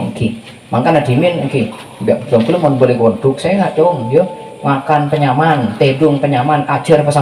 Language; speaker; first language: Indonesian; non-native, local second language; Madurese